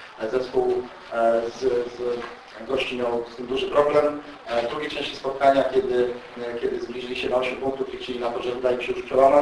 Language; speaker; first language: Polish; native; Polish